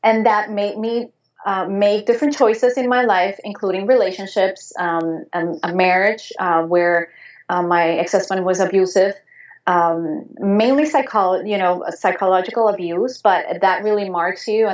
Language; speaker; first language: English; non-native, fluent; Spanish